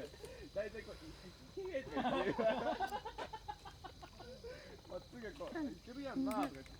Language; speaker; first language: Japanese; native; Japanese